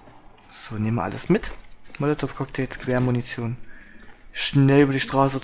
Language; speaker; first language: German; native; German